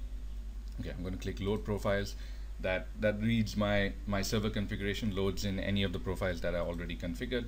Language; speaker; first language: English; native; English